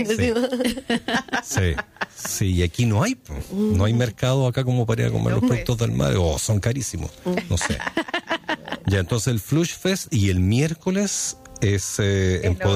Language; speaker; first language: Spanish; native; Spanish